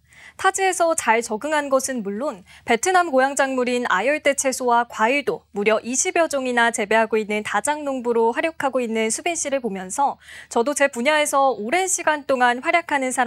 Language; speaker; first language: Korean; native; Korean